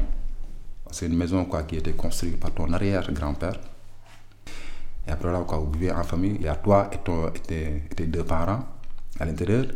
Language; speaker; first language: French; non-native, local second language; Wolof